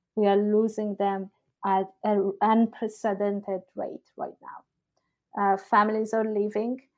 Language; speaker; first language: English; non-native, fluent; Persian